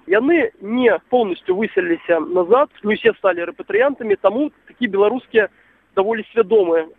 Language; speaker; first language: Belarusian; native; Belarusian